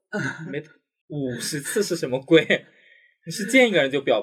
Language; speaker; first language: Chinese; native; Chinese